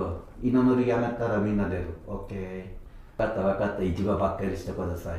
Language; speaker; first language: Japanese; non-native, learner; Turkish